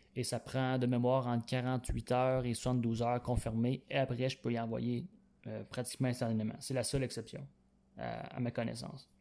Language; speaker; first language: French; native; French